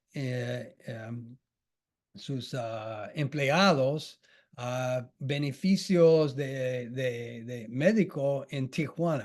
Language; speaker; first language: Spanish; non-native, fluent; English